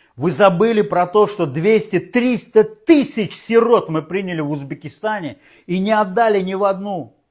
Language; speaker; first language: Russian; non-native, local second language; Uzbek